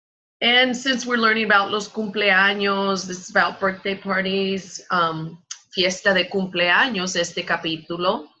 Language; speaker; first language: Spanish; non-native, fluent; English